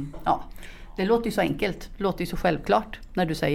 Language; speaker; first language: Swedish; native; Swedish